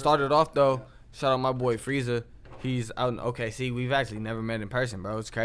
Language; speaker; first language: English; native; English